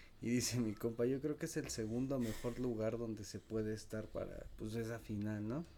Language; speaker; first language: Spanish; native; Spanish